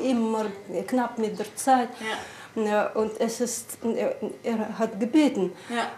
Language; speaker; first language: German; non-native, learner; Russian